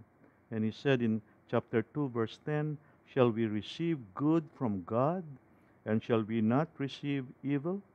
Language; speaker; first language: English; non-native, local second language; Filipino